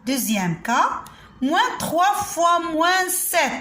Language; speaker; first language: French; non-native, local second language; Arabic